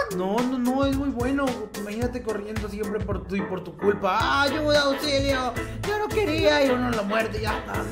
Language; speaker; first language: Spanish; native; Spanish